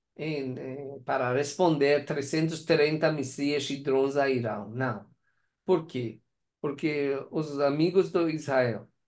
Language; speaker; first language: Portuguese; non-native, fluent; Persian